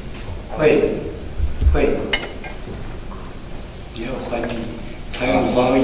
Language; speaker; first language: Chinese; native; Chinese